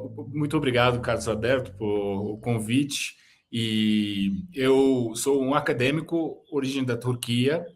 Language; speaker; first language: Portuguese; non-native, fluent; Turkish